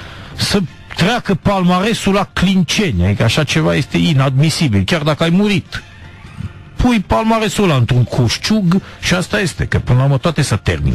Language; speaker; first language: Romanian; native; Romanian